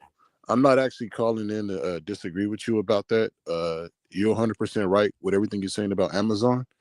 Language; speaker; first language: English; native; English